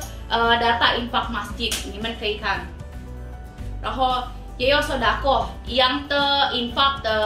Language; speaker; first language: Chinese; non-native, learner; Indonesian